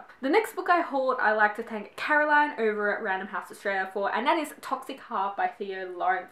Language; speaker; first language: English; native; English